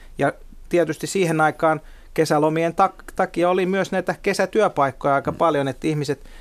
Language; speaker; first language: Finnish; native; Finnish